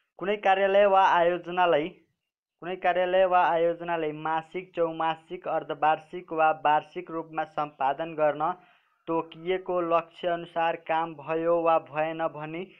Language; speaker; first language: Nepali; non-native, local second language; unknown